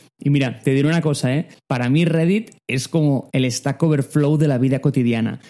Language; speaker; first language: Spanish; native; Spanish